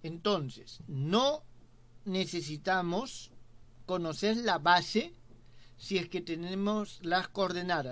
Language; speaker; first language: Spanish; native; Spanish